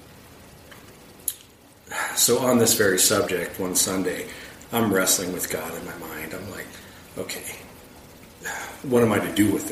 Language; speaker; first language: English; native; English